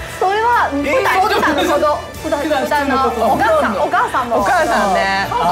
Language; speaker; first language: Japanese; non-native, learner; Chinese